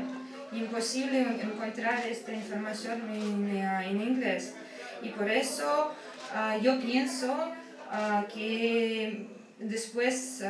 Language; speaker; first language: Spanish; early bilingual, heritage; Spanish